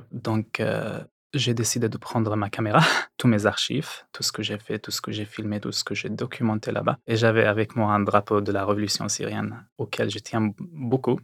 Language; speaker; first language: French; non-native, fluent; Arabic